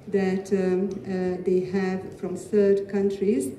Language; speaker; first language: English; non-native, fluent; Hungarian